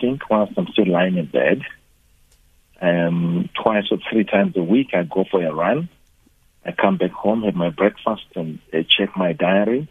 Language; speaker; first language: English; non-native, local second language; Shona